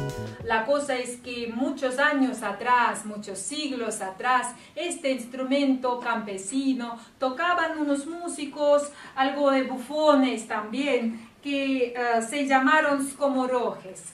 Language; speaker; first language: Spanish; non-native, fluent; Russian